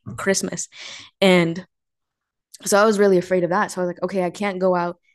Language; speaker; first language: English; early bilingual, other home language; Spanish